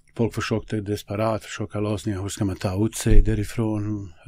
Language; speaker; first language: Swedish; non-native, fluent; Bosnian